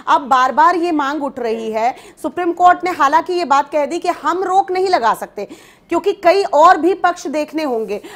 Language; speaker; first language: Hindi; native; Hindi